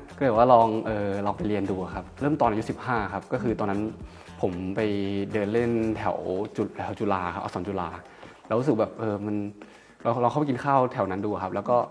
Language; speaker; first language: Thai; native; Thai